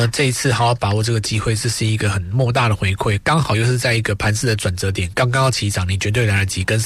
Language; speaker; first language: Chinese; native; Chinese